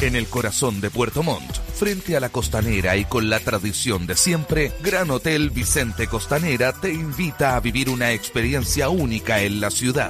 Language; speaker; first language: Spanish; native; Spanish